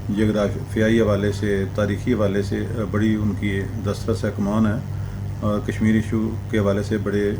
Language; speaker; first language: Urdu; non-native, local second language; Punjabi